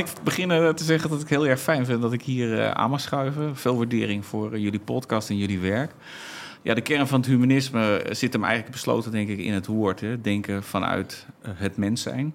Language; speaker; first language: Dutch; native; Dutch